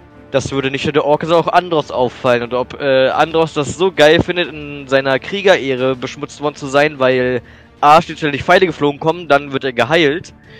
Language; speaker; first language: German; native; German